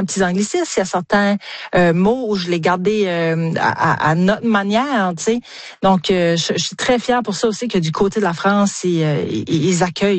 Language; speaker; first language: French; native; French